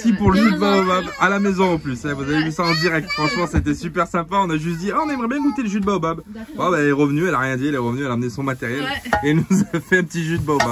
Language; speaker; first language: French; native; French